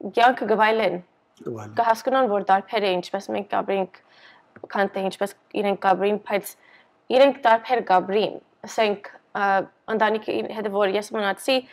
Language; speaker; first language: Armenian; early bilingual, heritage; Armenian